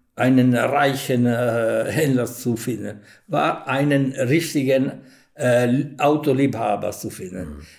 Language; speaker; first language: German; non-native, fluent; Italian